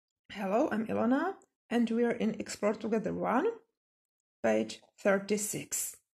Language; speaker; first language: English; non-native, fluent; Czech